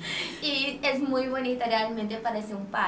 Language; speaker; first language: Spanish; non-native, fluent; Portuguese